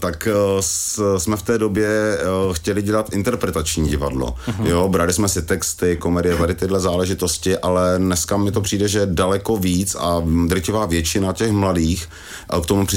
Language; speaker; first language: Czech; native; Czech